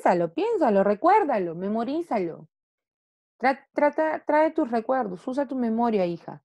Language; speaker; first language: Spanish; native; Spanish